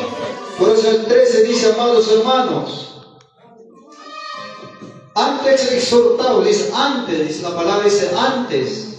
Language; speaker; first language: Spanish; non-native, local second language; Quechua